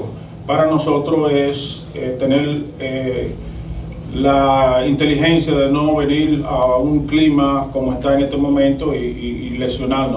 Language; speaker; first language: Spanish; native; Spanish